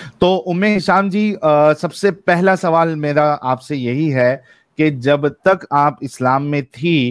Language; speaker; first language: Urdu; native; Urdu